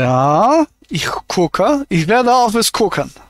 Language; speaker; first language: German; native; German